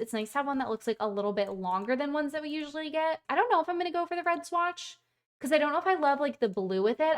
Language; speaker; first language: English; native; English